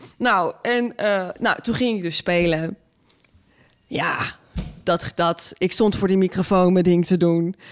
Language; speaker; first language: Dutch; native; Dutch